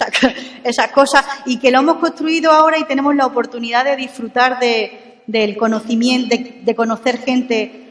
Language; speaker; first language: Spanish; native; Spanish